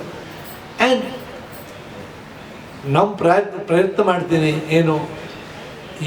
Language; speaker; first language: Kannada; non-native, local second language; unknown